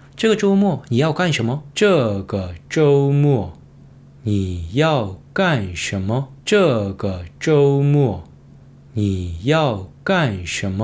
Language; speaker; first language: Chinese; non-native, fluent; Korean